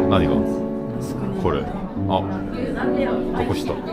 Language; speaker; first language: Japanese; non-native, learner; Korean